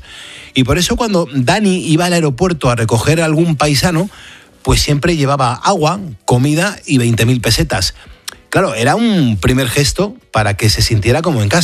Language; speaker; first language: Spanish; native; Spanish